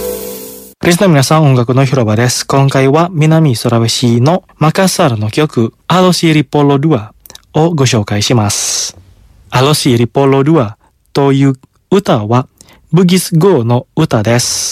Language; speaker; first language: Japanese; non-native, fluent; Indonesian